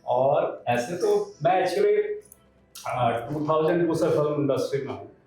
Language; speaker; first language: Hindi; non-native, local second language; Marathi